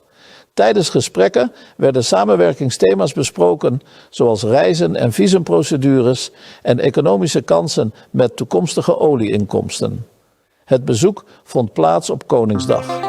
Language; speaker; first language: Dutch; native; Dutch